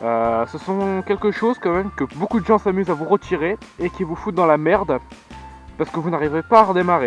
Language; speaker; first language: French; native; French